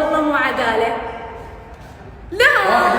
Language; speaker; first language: Arabic; native; Arabic